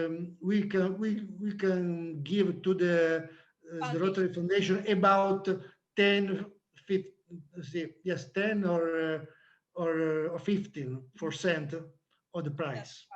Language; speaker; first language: English; non-native, learner; Italian